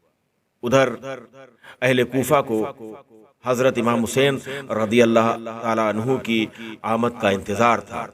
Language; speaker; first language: Urdu; native; Urdu